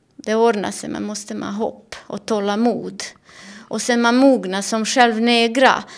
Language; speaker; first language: Swedish; non-native, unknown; Bosnian